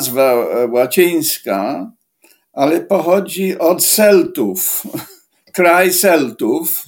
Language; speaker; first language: Polish; non-native, fluent; English